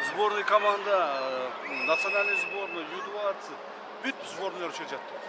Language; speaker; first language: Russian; non-native, local second language; Kyrgyz